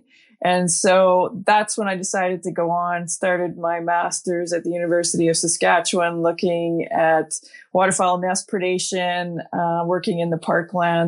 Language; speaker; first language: English; native; English